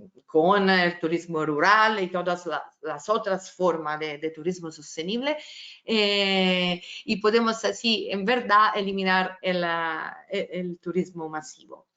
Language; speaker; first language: Spanish; non-native, fluent; Italian